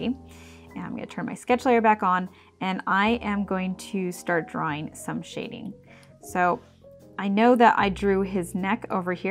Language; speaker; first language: English; native; English